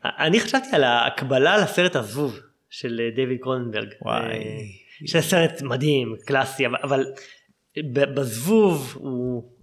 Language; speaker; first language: Hebrew; native; Hebrew